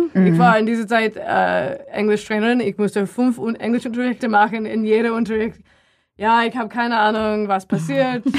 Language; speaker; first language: German; non-native, learner; English